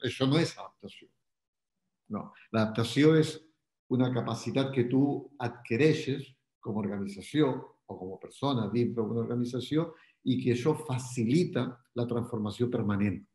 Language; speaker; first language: Catalan; non-native, local second language; Spanish